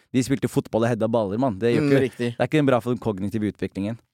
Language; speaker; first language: Norwegian; early bilingual, other home language; Somali